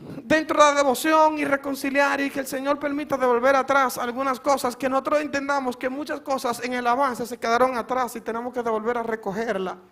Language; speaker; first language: Spanish; native; Spanish